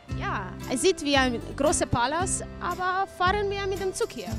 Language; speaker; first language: German; non-native, learner; Russian